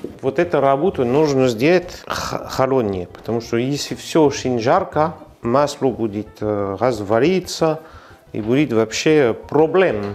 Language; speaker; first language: Russian; non-native, learner; French